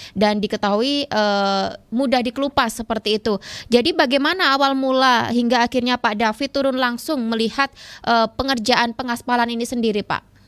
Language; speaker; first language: Indonesian; native; Indonesian